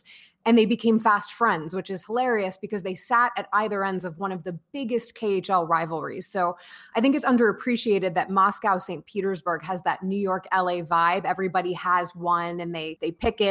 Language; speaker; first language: English; native; English